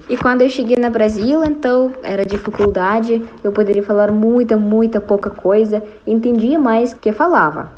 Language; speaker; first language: Portuguese; non-native, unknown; Russian